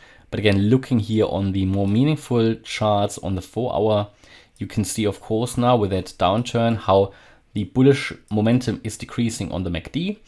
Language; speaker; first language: English; non-native, fluent; German